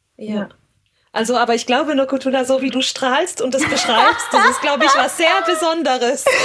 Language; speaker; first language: German; native; German